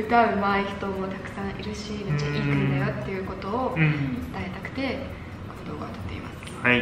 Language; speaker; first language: Japanese; non-native, fluent; Mongolian